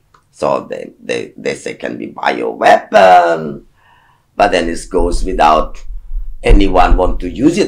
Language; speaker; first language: English; non-native, fluent; Indonesian